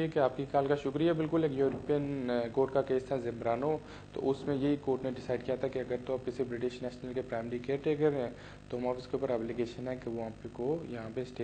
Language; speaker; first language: Urdu; native; Urdu